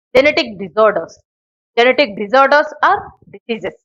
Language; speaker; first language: English; non-native, local second language; Telugu